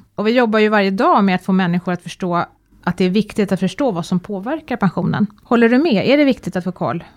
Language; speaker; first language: Swedish; native; Swedish